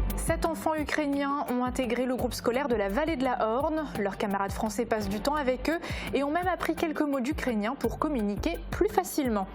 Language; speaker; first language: French; native; French